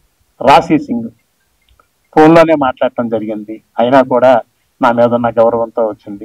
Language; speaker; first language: Telugu; native; Telugu